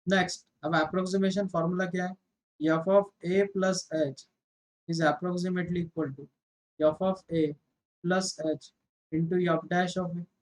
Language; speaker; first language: Hindi; non-native, local second language; Marathi